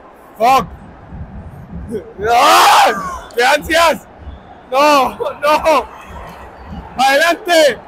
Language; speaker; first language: Spanish; native; Spanish